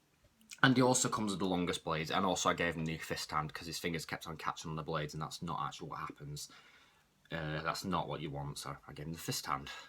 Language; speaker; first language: English; native; English